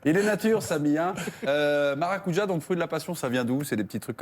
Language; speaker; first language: French; native; French